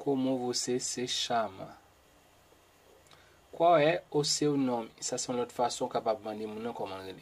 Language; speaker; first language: Portuguese; non-native, learner; Haitian Creole